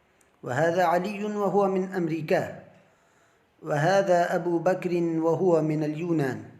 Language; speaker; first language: Arabic; non-native, fluent; Urdu